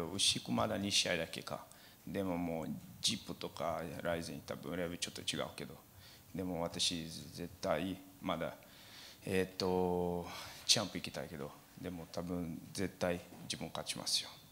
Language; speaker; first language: Japanese; non-native, learner; Portuguese